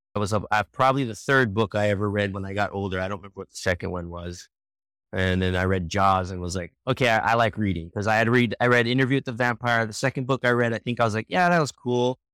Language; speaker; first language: English; native; English